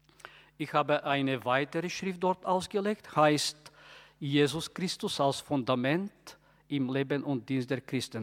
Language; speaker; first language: German; non-native, fluent; Bulgarian